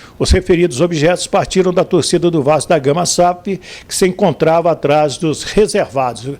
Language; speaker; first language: Portuguese; native; Portuguese